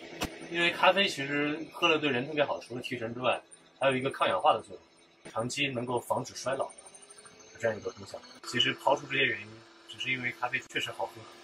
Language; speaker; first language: Chinese; native; Chinese